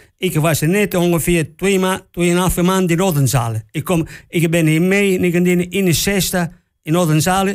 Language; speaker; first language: Dutch; non-native, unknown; Italian